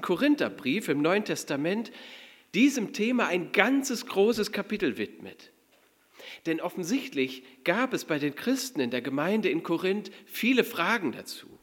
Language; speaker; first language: German; native; German